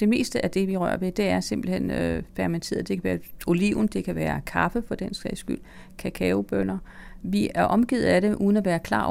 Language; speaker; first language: Danish; native; Danish